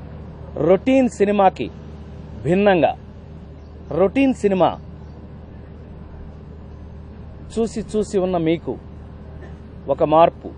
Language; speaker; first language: Telugu; native; Telugu